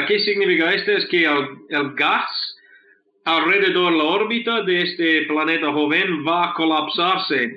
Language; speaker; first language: Spanish; non-native, fluent; English